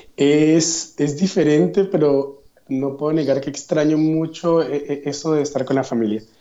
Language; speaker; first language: Spanish; native; Spanish